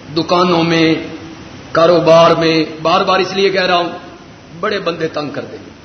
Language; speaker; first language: Urdu; non-native, local second language; Punjabi